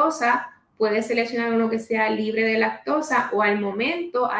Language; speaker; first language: Spanish; native; Spanish